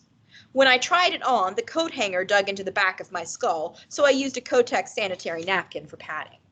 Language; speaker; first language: English; native; English